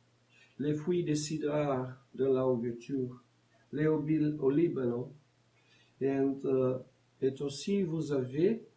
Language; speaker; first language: French; non-native, learner; Portuguese